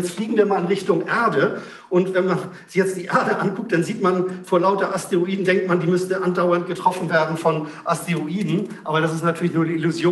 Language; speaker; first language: German; native; German